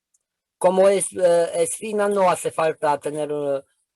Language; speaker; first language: Spanish; non-native, fluent; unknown